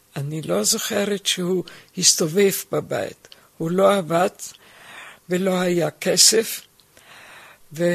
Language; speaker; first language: Hebrew; non-native, fluent; German